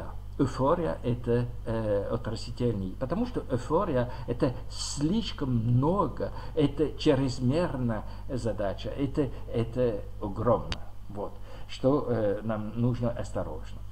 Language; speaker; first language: Russian; non-native, learner; French